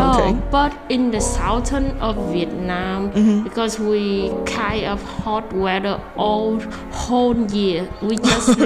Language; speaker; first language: English; non-native, learner; Vietnamese